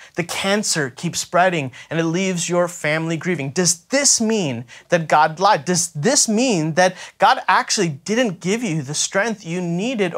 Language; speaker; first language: English; native; English